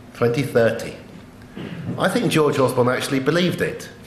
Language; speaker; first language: English; native; English